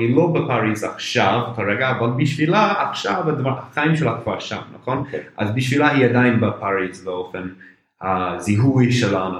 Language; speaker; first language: Hebrew; non-native, fluent; English